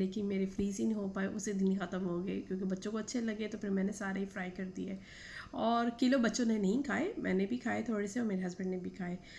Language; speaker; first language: Urdu; native; Urdu